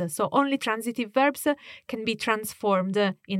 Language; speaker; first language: English; non-native, fluent; Italian